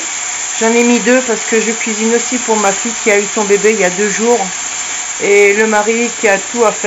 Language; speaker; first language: French; native; French